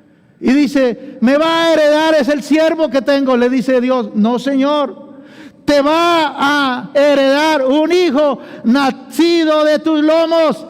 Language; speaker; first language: Spanish; native; Spanish